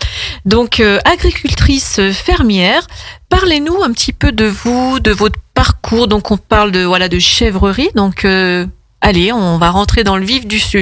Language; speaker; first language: French; native; French